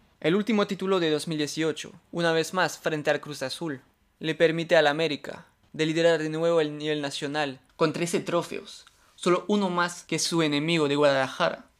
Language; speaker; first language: Spanish; non-native, fluent; French